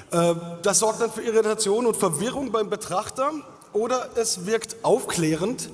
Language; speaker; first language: German; native; German